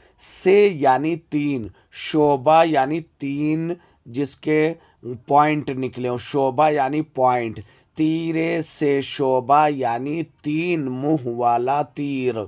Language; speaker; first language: Urdu; native; Urdu